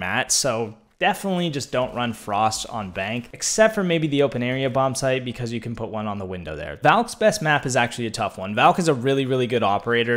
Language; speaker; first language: English; native; English